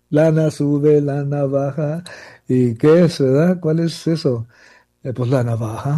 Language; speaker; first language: Spanish; early bilingual, heritage; Spanish